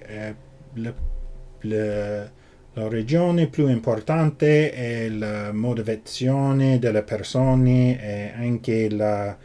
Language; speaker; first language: Italian; non-native, learner; English